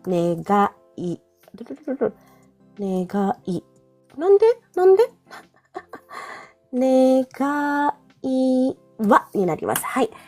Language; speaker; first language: Japanese; non-native, fluent; Filipino